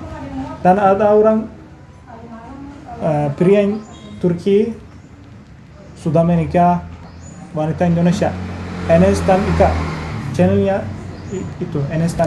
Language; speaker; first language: Indonesian; non-native, learner; Turkish